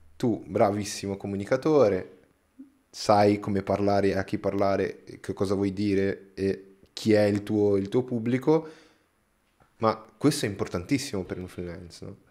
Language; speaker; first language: Italian; non-native, fluent; Portuguese